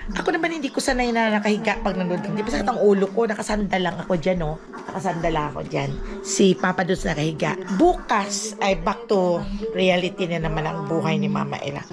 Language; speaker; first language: Filipino; non-native, local second language; Cebuano